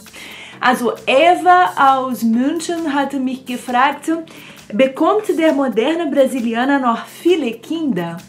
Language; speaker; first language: German; non-native, fluent; Portuguese